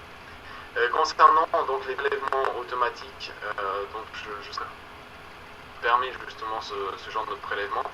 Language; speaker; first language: French; native; French